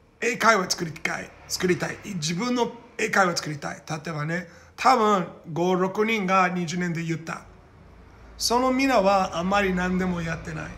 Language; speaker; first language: Japanese; non-native, learner; Portuguese